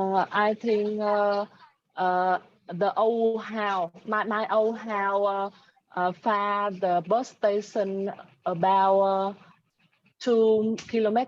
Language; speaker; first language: English; non-native, learner; Vietnamese